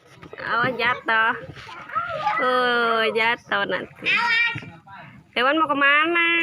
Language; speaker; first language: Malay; non-native, local second language; Sundanese